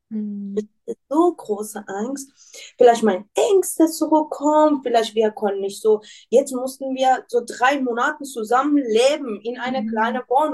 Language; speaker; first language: German; non-native, learner; Persian